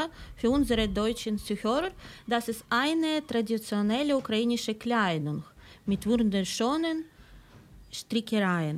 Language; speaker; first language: German; non-native, fluent; Ukrainian